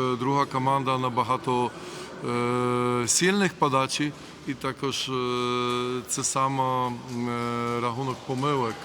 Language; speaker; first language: Ukrainian; non-native, learner; Polish